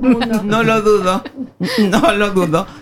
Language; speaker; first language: Spanish; native; Spanish